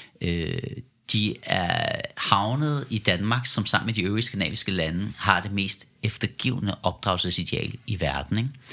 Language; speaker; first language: Danish; early bilingual, other home language; Persian